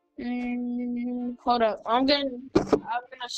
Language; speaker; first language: English; native; English